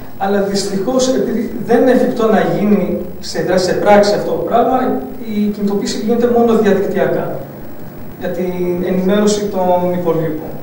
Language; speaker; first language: Greek; early bilingual, other home language; Arabic